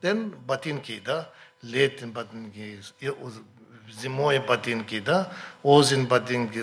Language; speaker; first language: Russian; non-native, learner; Tibetan